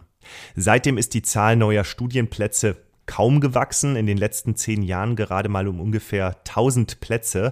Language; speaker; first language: German; native; German